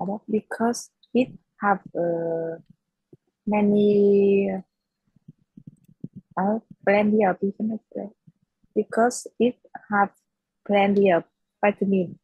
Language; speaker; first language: English; non-native, learner; Vietnamese